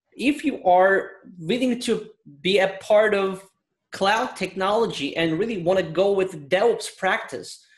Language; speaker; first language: English; non-native, fluent; Turkish